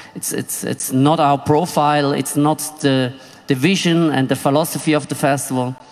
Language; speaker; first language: English; non-native, fluent; Swiss German